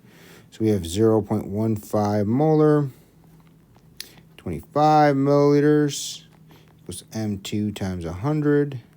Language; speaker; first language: English; native; English